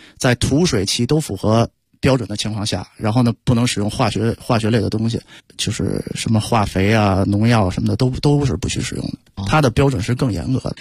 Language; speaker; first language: Chinese; native; Chinese